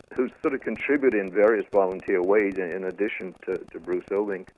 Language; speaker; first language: English; native; English